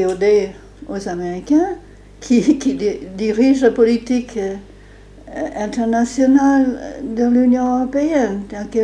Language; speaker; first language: French; non-native, fluent; English